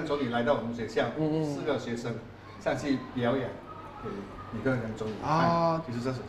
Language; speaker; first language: Chinese; early bilingual, heritage; Chinese